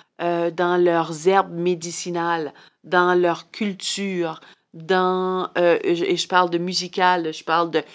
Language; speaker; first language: French; native; French